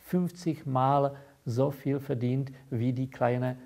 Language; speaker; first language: German; non-native, fluent; Czech